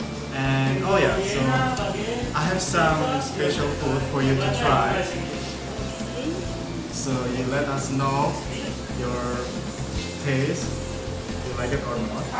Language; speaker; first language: English; non-native, learner; Indonesian